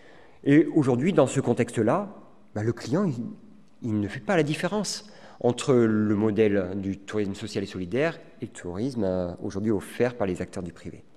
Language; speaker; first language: French; native; French